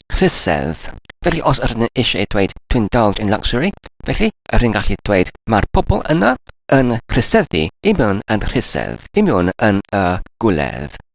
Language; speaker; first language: Welsh; non-native, learner; English